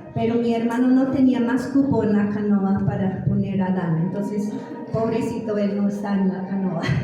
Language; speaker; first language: Spanish; non-native, fluent; English